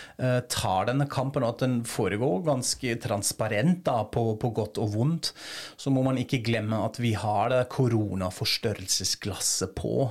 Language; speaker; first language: Norwegian; non-native, fluent; German